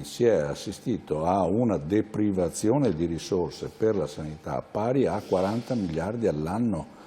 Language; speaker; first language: Italian; native; Italian